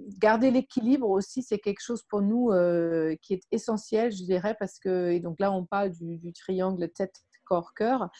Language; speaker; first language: French; non-native, fluent; German